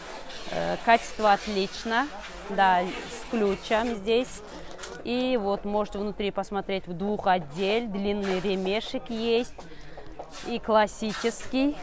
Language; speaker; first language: Russian; non-native, learner; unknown